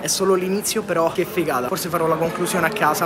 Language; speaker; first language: Italian; native; Italian